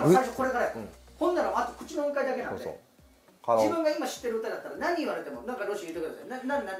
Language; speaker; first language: Japanese; native; Japanese